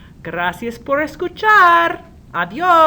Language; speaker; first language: Spanish; non-native, learner; English